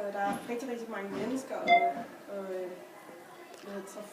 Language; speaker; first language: Danish; native; Danish